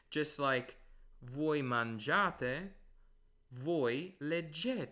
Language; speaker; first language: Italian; non-native, fluent; English